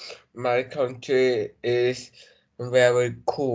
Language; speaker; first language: English; non-native, learner; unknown